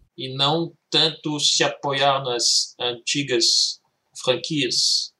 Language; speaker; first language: Portuguese; early bilingual, heritage; Portuguese